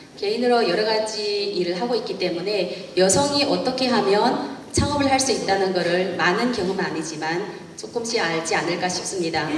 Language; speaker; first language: Korean; native; Korean